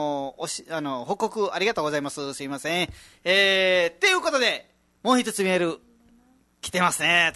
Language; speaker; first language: Japanese; non-native, fluent; Nepali